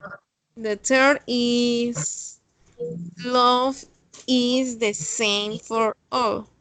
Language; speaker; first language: English; non-native, learner; Spanish